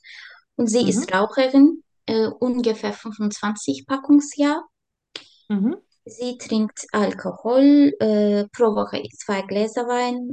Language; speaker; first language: German; non-native, learner; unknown